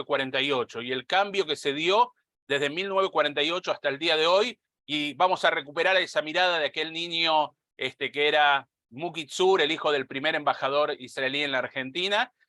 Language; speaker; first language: Spanish; native; Spanish